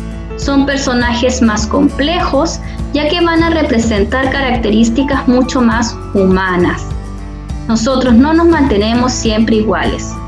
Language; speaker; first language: Spanish; native; Spanish